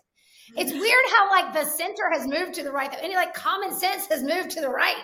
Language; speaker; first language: English; native; English